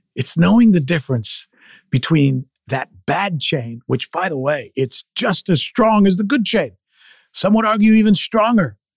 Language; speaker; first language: English; early bilingual, other home language; Spanish